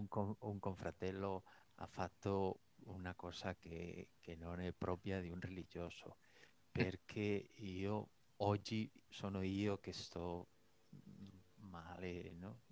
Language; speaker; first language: Italian; non-native, fluent; Spanish